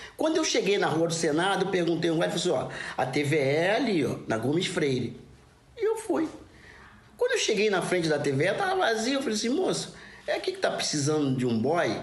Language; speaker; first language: Portuguese; native; Portuguese